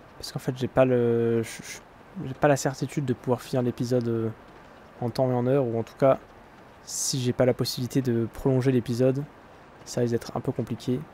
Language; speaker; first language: French; native; French